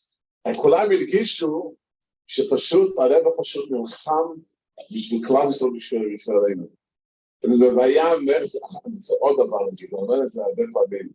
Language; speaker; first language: Hebrew; non-native, fluent; English